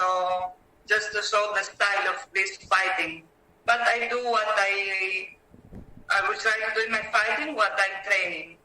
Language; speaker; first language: English; non-native, learner; Greek